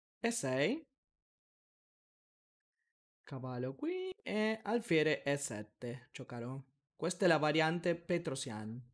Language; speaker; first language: Italian; non-native, learner; Spanish